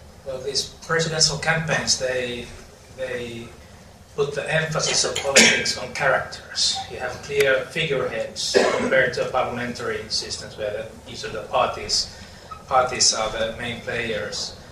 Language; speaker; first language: English; non-native, fluent; Finnish